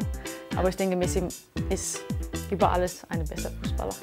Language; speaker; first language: German; non-native, learner; Danish